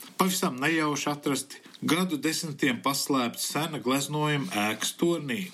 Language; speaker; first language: Latvian; early bilingual, heritage; Latvian